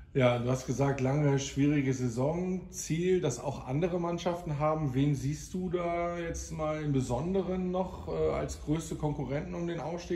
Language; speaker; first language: German; native; German